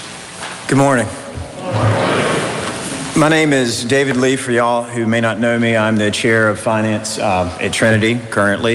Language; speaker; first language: English; native; English